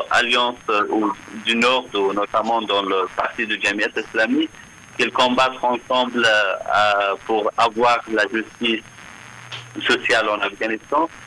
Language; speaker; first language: French; non-native, fluent; Persian